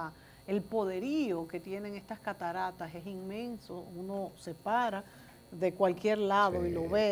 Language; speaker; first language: Spanish; native; Spanish